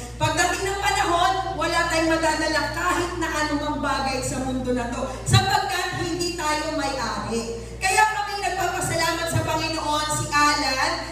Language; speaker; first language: Filipino; native; Filipino